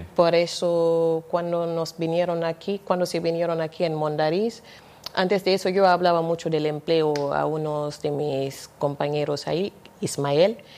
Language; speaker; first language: Spanish; non-native, fluent; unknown